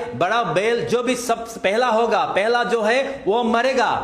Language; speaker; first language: Hindi; non-native, local second language; Assamese